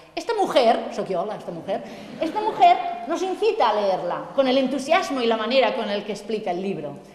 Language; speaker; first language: Spanish; non-native, local second language; Catalan